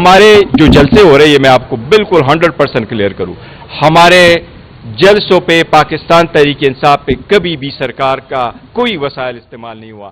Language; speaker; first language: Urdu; non-native, local second language; Pashto